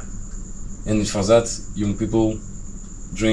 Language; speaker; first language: English; non-native, learner; French